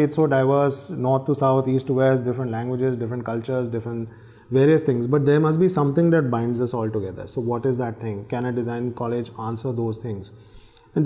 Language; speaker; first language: English; non-native, local second language; Hindi